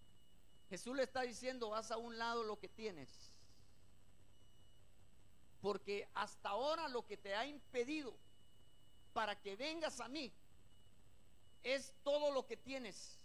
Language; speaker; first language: Spanish; native; Spanish